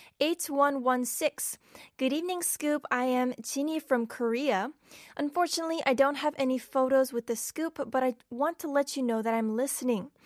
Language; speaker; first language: English; non-native, fluent; Korean